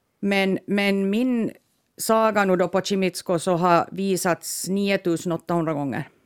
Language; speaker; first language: Swedish; native; Swedish